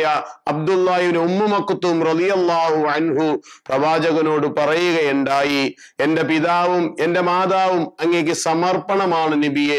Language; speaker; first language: Malayalam; native; Malayalam